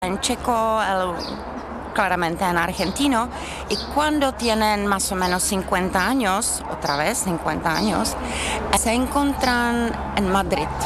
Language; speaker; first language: Spanish; non-native, fluent; Czech